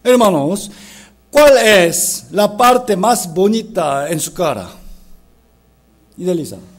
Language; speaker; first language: Spanish; non-native, fluent; Korean